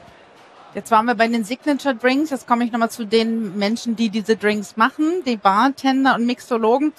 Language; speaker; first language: German; native; German